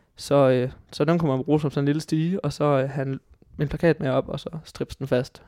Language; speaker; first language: Danish; native; Danish